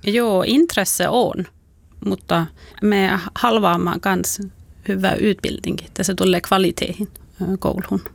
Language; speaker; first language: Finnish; non-native, local second language; Swedish